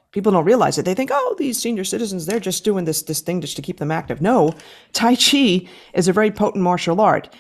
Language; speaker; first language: English; native; English